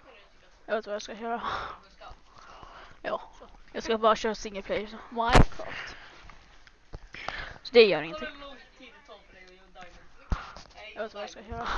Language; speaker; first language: Swedish; native; Swedish